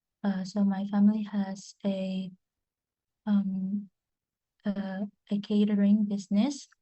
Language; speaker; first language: English; non-native, fluent; Indonesian